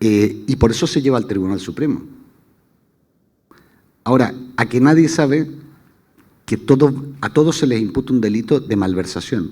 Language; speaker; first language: Spanish; native; Spanish